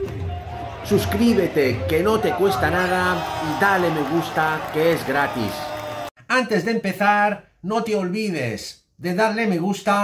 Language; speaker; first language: Spanish; native; Spanish